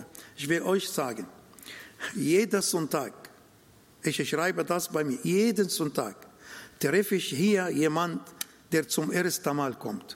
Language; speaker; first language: German; non-native, fluent; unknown